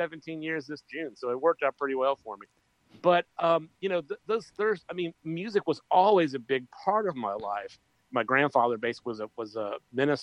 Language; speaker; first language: English; native; English